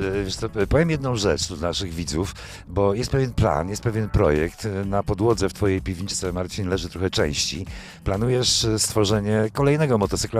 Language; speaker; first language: Polish; native; Polish